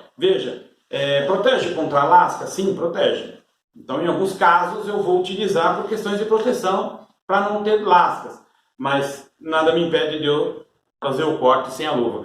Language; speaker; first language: Portuguese; native; Portuguese